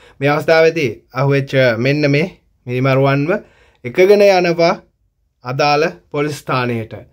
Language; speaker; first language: Sinhala; native; Sinhala